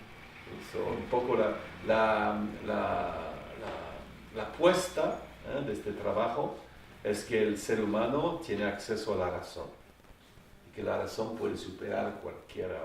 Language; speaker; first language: Spanish; non-native, fluent; French